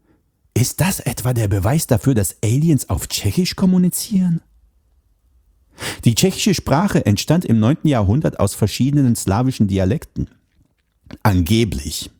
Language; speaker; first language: German; native; German